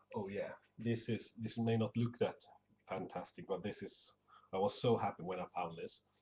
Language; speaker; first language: English; non-native, fluent; Swedish